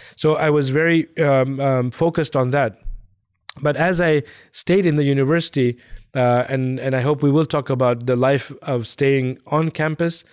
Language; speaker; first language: English; early bilingual, other home language; Hindi